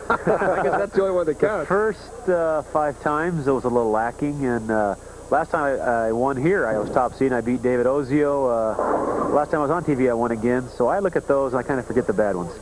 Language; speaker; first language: English; native; English